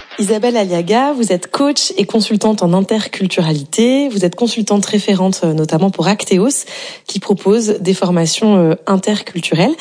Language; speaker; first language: French; native; French